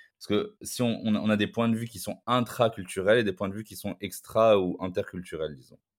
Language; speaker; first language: French; non-native, local second language; Arabic